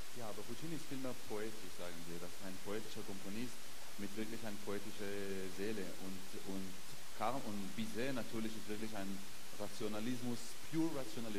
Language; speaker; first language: German; non-native, fluent; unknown